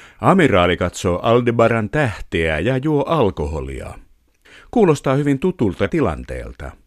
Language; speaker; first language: Finnish; native; Finnish